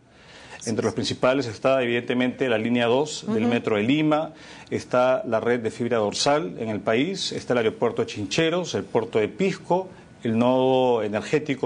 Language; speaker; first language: Spanish; native; Spanish